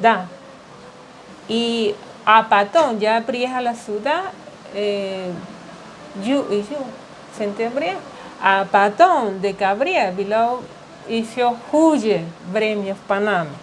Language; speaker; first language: Russian; non-native, learner; Spanish